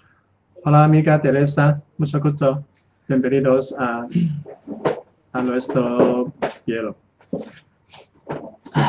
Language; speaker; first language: Spanish; non-native, learner; Chinese